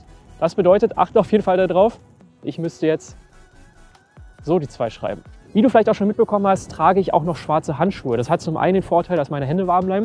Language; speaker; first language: German; native; German